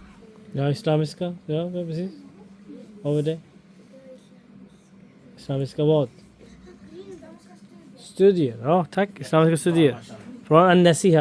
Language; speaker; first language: Swedish; non-native, fluent; Urdu